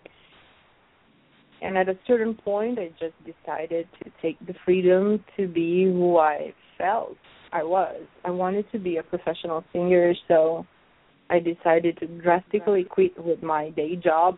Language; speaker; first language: English; non-native, fluent; Italian